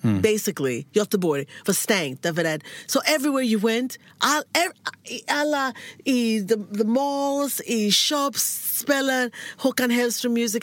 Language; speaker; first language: Swedish; non-native, learner; English